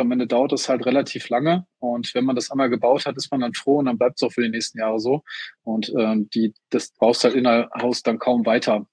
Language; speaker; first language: German; native; German